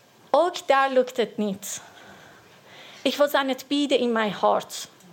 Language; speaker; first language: Dutch; non-native, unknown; Persian